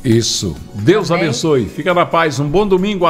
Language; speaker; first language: Portuguese; native; Portuguese